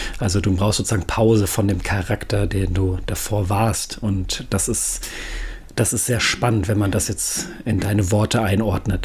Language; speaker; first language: German; native; German